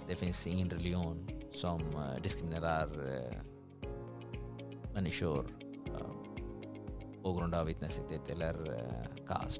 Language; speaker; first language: Swedish; non-native, fluent; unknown